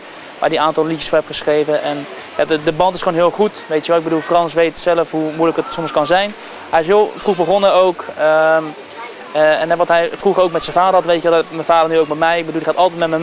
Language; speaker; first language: Dutch; native; Dutch